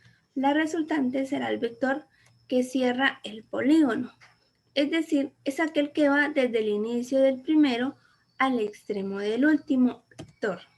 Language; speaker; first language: Spanish; native; Spanish